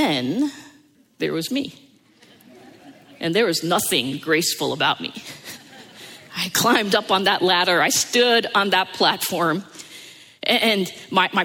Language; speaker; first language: English; native; English